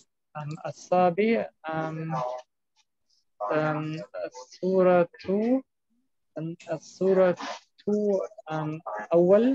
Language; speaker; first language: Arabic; non-native, learner; German